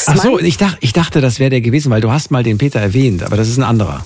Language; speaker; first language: German; native; German